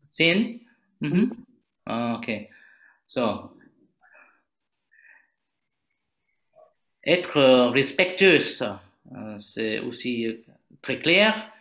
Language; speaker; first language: French; non-native, learner; Vietnamese